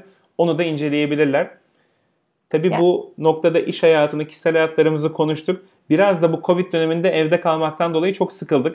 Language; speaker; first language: Turkish; native; Turkish